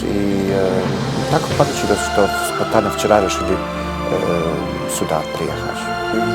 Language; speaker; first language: Russian; non-native, learner; Polish